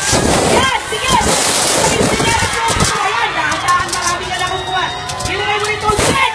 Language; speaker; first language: Filipino; native; Filipino